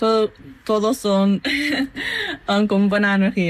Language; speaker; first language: Spanish; non-native, fluent; English